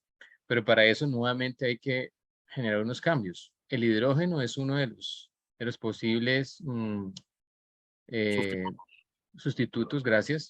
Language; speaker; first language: Spanish; native; Spanish